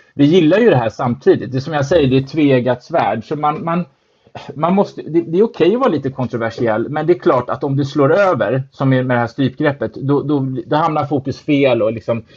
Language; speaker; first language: Swedish; early bilingual, other home language; German